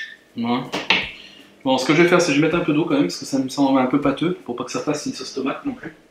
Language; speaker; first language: French; native; French